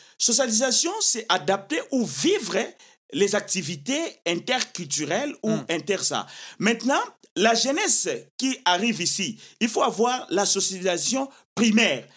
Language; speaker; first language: French; non-native, local second language; Lingala